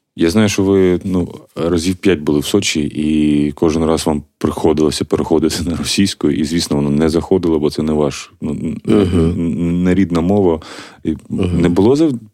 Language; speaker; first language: Ukrainian; native; Ukrainian